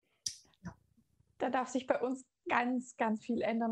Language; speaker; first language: German; native; German